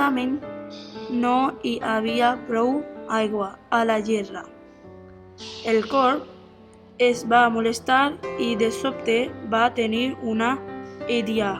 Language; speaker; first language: Catalan; non-native, learner; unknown